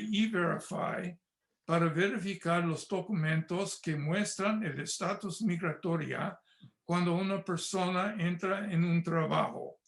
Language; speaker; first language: Spanish; non-native, fluent; English